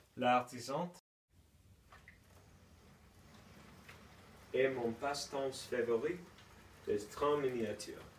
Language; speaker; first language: French; non-native, learner; English